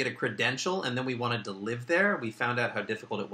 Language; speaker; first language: English; native; English